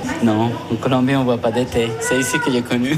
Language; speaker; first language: French; non-native, learner; Spanish